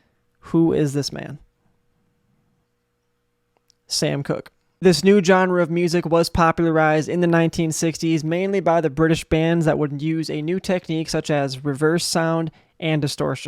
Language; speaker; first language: English; native; English